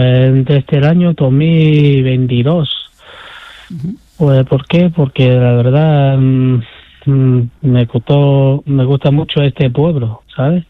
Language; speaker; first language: Spanish; non-native, fluent; Chinese